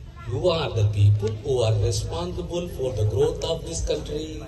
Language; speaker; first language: English; non-native, local second language; Telugu